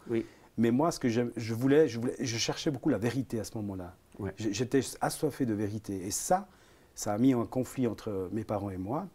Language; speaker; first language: French; early bilingual, other home language; Italian